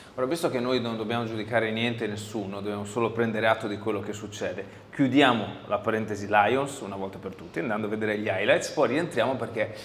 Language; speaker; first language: Italian; native; Italian